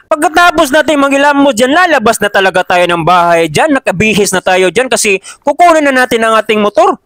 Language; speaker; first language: Filipino; non-native, local second language; Cebuano